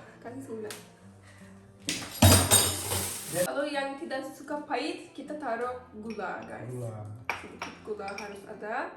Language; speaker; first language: Indonesian; non-native, learner; Turkish